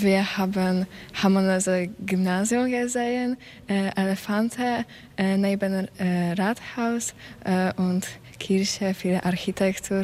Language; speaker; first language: German; non-native, learner; Polish